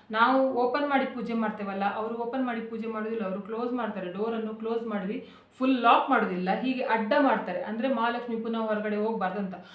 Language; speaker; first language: Kannada; native; Kannada